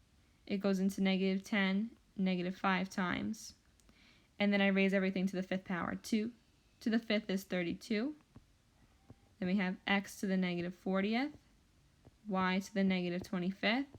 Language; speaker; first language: English; native; English